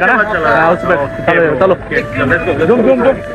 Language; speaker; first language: Hindi; non-native, learner; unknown